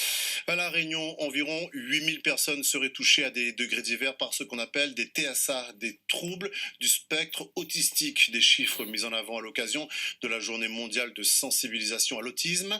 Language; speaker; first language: French; native; French